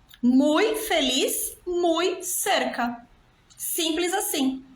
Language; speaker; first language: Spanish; non-native, fluent; Portuguese